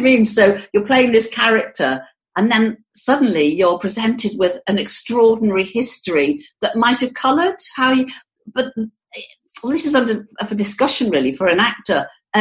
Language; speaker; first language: English; native; English